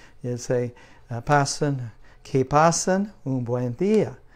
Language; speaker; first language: Spanish; non-native, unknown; English